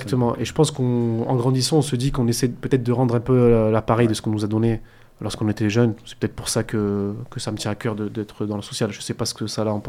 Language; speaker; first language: French; early bilingual, other home language; Arabic